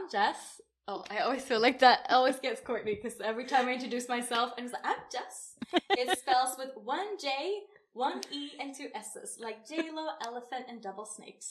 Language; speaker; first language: English; non-native, fluent; Swedish